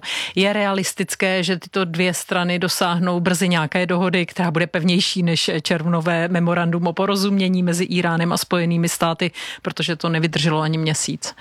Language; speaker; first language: Czech; native; Czech